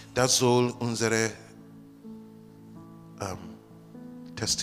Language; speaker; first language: German; non-native, learner; Russian